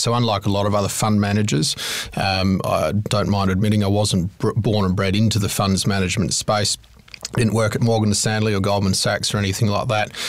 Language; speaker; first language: English; native; English